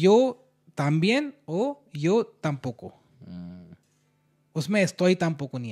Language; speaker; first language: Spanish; non-native, learner; Hindi